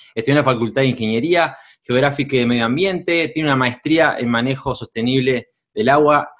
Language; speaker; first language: Spanish; native; Spanish